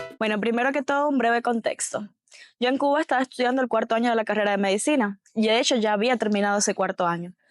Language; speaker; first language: Spanish; native; Spanish